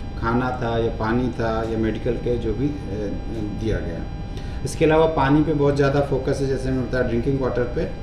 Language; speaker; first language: Hindi; native; Hindi